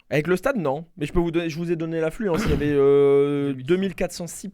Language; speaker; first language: French; native; French